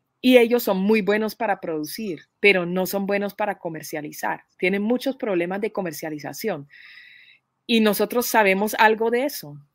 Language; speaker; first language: Spanish; non-native, fluent; Dutch